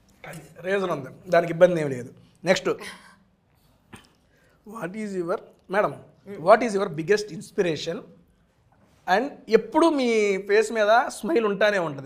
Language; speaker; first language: Telugu; native; Telugu